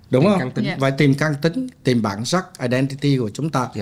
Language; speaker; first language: Vietnamese; native; Vietnamese